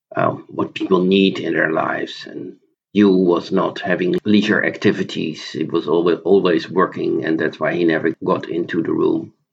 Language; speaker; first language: English; non-native, fluent; Dutch